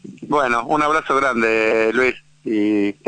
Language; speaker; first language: Spanish; native; Spanish